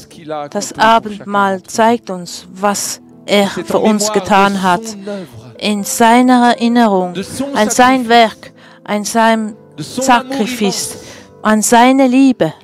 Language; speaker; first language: German; non-native, fluent; French